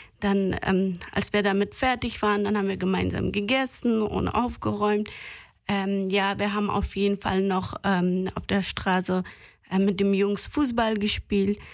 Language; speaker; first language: German; non-native, fluent; Persian